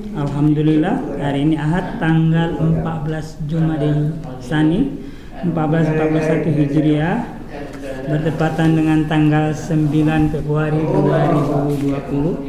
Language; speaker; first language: Indonesian; native; Indonesian